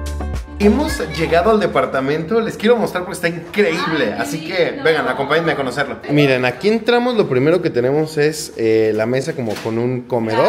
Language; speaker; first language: Spanish; native; Spanish